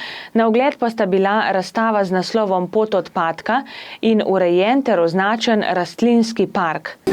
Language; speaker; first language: Slovenian; native; Slovenian